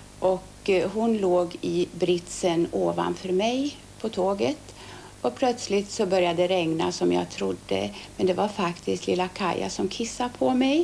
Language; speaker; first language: Swedish; early bilingual, other home language; Finnish